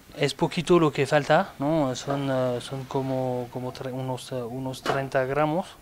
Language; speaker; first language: Spanish; non-native, fluent; French